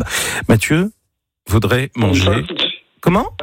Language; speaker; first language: French; native; French